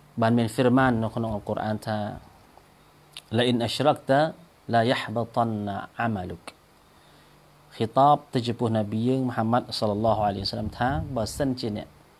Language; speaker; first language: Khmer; non-native, local second language; Eastern Cham